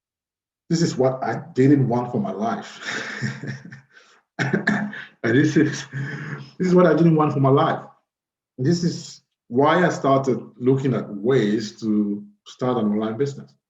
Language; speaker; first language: English; non-native, fluent; French